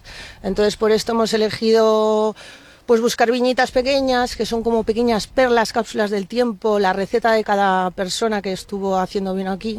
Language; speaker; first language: Spanish; native; Spanish